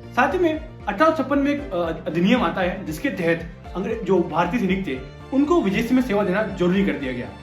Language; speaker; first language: Hindi; non-native, local second language; Bangla